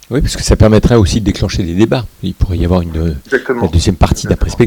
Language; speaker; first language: French; native; French